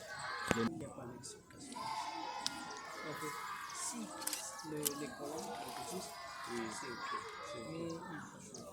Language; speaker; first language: French; non-native, fluent; Japanese